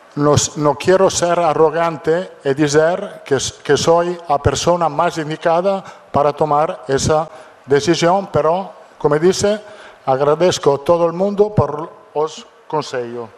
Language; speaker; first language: Portuguese; non-native, fluent; Italian